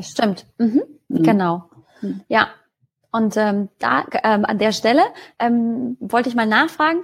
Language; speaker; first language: German; native; German